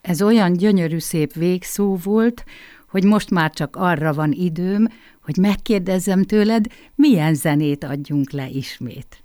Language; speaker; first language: Hungarian; native; Hungarian